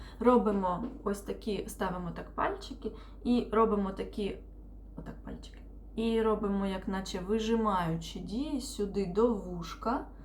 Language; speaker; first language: Ukrainian; non-native, local second language; Russian